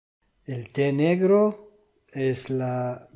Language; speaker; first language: Spanish; non-native, fluent; Arabic